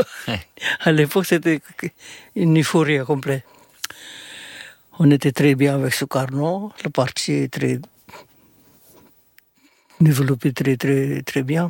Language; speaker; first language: French; non-native, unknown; Indonesian